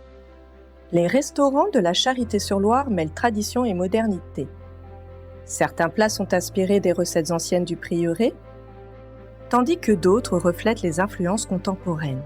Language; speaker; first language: French; native; French